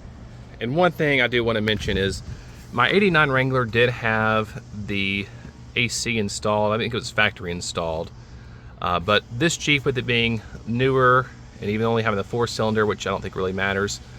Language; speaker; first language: English; native; English